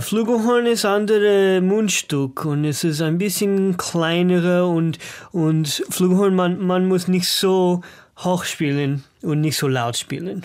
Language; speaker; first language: German; non-native, learner; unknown